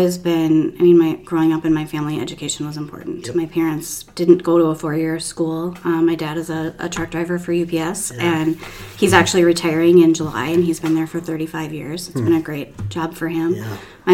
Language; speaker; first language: English; native; English